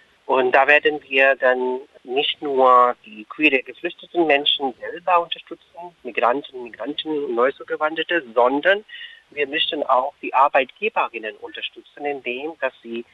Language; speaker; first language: German; non-native, fluent; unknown